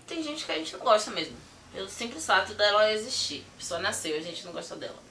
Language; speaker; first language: Portuguese; native; Portuguese